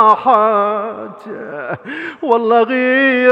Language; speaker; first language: Arabic; native; Arabic